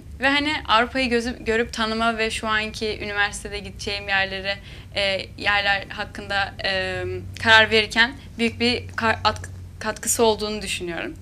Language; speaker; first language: Turkish; native; Turkish